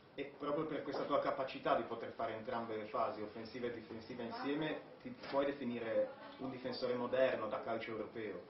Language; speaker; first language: Italian; native; Italian